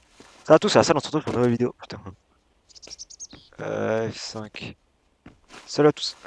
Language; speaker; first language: French; native; French